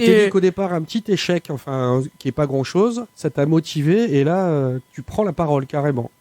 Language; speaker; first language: French; native; French